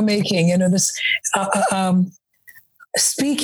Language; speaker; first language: English; non-native, local second language; Malayalam